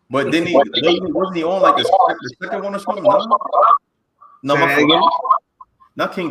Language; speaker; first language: English; native; English